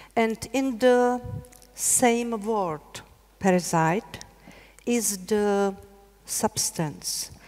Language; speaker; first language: English; non-native, learner; Czech